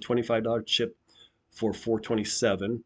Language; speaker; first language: English; native; English